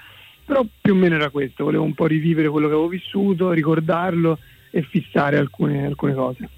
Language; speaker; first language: Italian; native; Italian